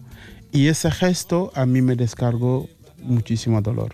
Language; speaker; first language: Spanish; non-native, fluent; Wolof